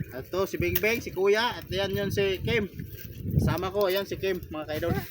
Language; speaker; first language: Filipino; non-native, local second language; Cebuano